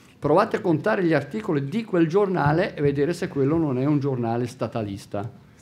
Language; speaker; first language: Italian; native; Italian